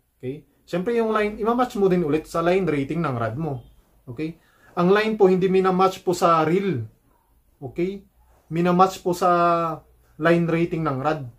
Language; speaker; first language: Filipino; native; Filipino